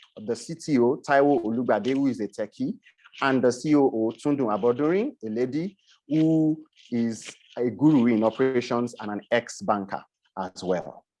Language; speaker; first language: English; non-native, local second language; Yoruba